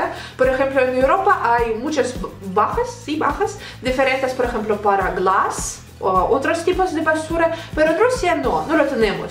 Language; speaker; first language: Spanish; non-native, learner; Russian